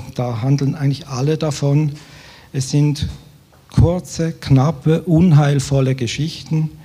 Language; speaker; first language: German; native; German